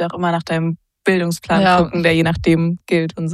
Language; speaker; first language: German; native; German